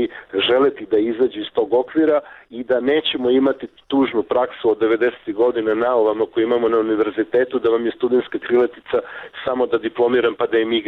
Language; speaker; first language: Serbian; native; Serbian